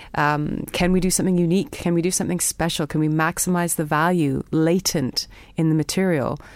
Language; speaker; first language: English; native; English